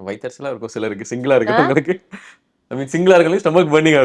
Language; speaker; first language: Tamil; native; Tamil